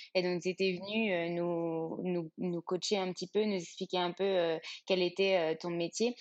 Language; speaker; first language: French; native; French